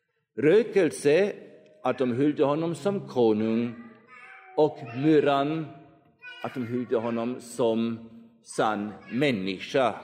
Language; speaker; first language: Swedish; non-native, fluent; German